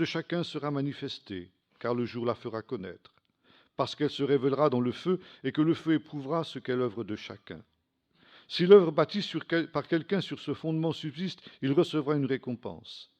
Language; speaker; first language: French; native; French